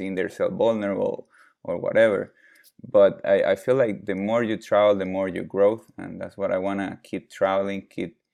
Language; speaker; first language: English; non-native, fluent; Spanish